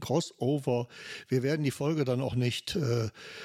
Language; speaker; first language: German; native; German